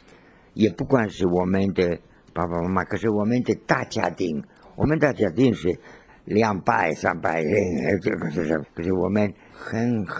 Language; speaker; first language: Chinese; non-native, learner; Spanish